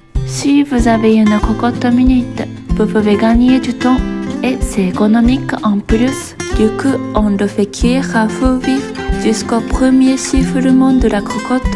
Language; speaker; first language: French; non-native, fluent; Japanese